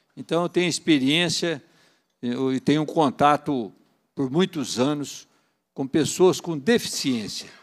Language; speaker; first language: Portuguese; native; Portuguese